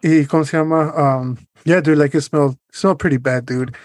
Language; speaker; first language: Spanish; early bilingual, heritage; Spanish